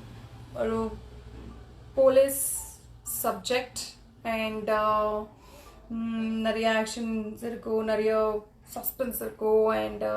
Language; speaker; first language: Tamil; non-native, local second language; Kannada